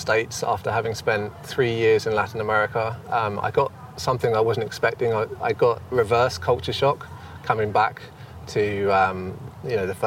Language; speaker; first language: English; native; English